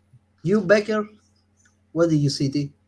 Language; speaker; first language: English; non-native, learner; Italian